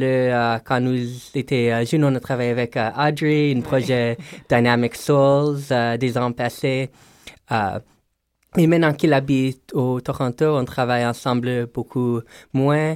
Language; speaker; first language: French; non-native, local second language; English